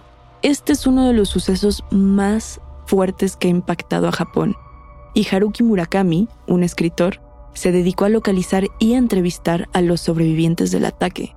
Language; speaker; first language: Spanish; native; Spanish